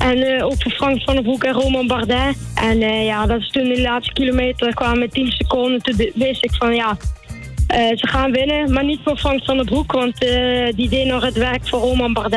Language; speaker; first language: Dutch; native; Dutch